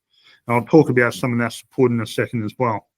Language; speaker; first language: English; native; English